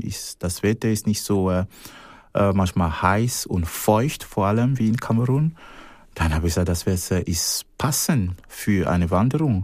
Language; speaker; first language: German; non-native, fluent; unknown